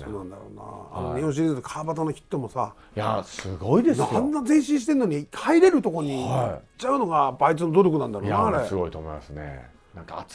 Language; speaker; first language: Japanese; native; Japanese